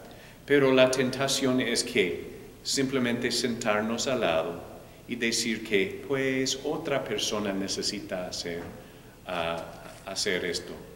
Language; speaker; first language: Spanish; non-native, fluent; English